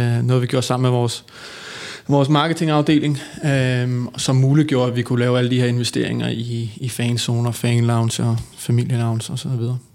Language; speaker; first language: Danish; native; Danish